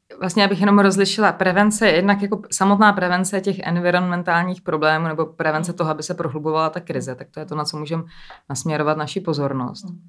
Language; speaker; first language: Czech; native; Czech